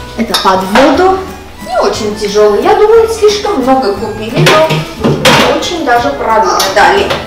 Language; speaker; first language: Russian; non-native, local second language; Armenian